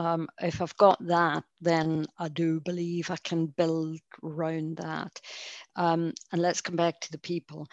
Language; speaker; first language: English; native; English